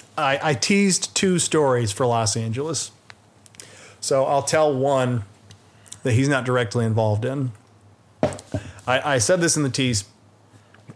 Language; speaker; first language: English; native; English